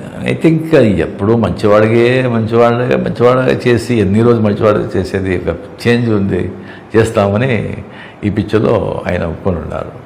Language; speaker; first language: Telugu; non-native, local second language; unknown